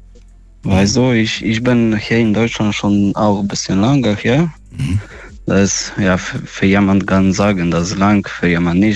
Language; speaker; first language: German; non-native, learner; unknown